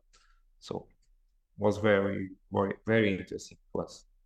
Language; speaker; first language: English; non-native, fluent; Portuguese